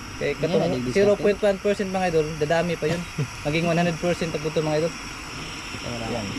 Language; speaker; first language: Filipino; non-native, local second language; Cebuano